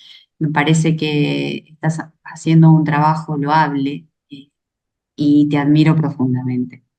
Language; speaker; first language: Spanish; native; Spanish